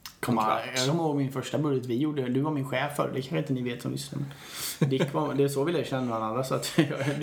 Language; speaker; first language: Swedish; native; Swedish